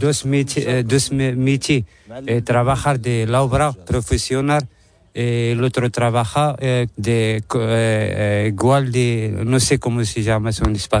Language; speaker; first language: Spanish; non-native, learner; Arabic